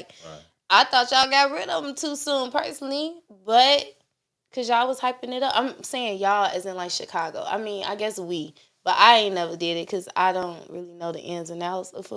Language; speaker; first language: English; native; English